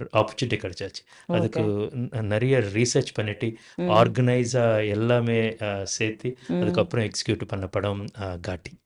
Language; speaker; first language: Tamil; non-native, learner; Telugu